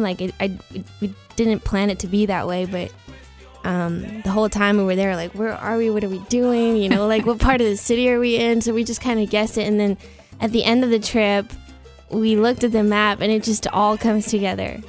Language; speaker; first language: English; early bilingual, other home language; Spanish